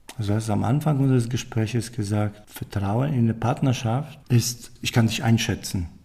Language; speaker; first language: German; non-native, fluent; Polish